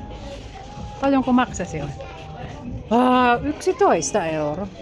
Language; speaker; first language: Finnish; non-native, learner; Bikol